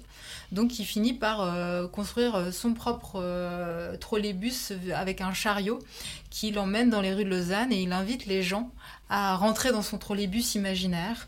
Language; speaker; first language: French; native; French